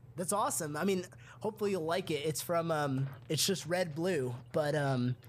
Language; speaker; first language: English; early bilingual, other home language; Hindi